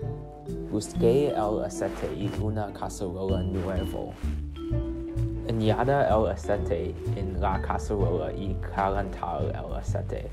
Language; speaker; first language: Spanish; non-native, learner; English